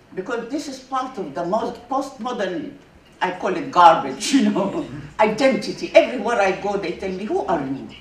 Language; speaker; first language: English; non-native, fluent; Arabic